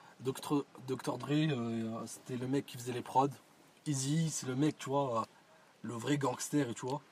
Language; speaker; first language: French; early bilingual, other home language; Arabic